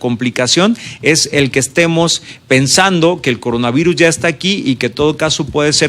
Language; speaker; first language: Spanish; native; Spanish